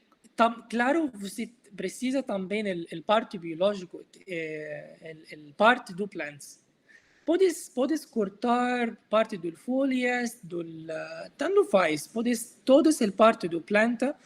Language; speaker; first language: Portuguese; non-native, learner; Arabic